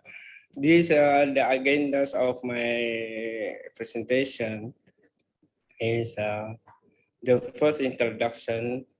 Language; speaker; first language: English; non-native, fluent; Indonesian